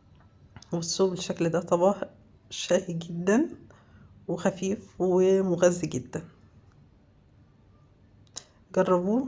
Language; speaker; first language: Arabic; native; Arabic